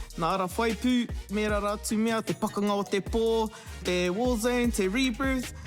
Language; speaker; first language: Māori; native; Māori